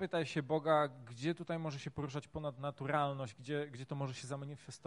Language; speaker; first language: Polish; native; Polish